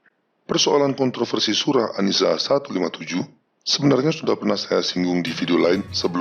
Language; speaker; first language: Indonesian; native; Indonesian